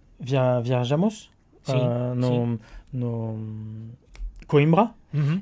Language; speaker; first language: Portuguese; non-native, learner; French